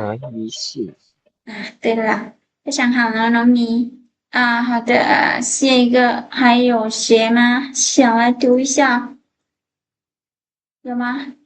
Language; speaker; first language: Chinese; non-native, fluent; Lao